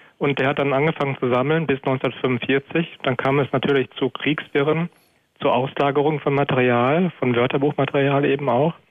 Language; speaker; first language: German; native; German